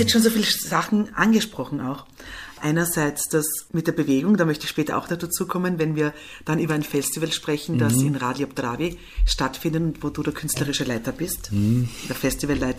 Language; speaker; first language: German; native; German